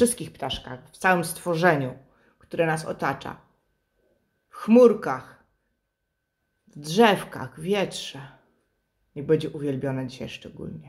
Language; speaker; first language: Polish; native; Polish